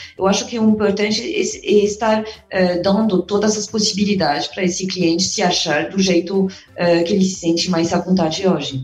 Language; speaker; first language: Portuguese; non-native, fluent; French